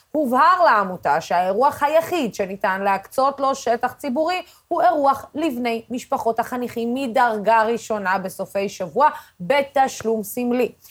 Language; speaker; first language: Hebrew; non-native, local second language; Arabic